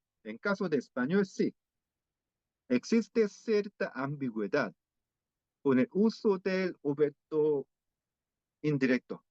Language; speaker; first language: Spanish; non-native, fluent; Korean